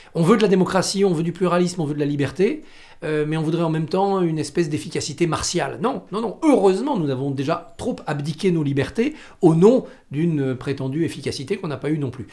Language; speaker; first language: French; native; French